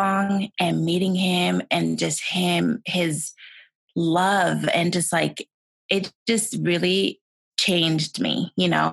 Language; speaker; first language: English; non-native, fluent; Swedish